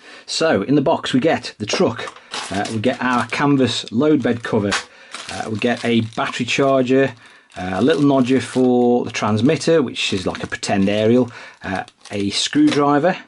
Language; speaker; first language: English; native; English